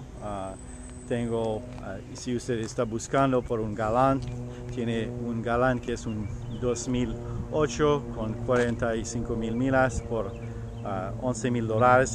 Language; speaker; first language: Spanish; non-native, learner; French